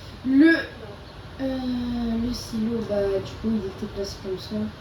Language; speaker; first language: French; native; French